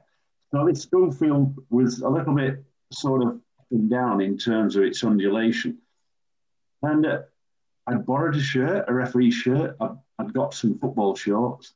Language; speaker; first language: English; native; English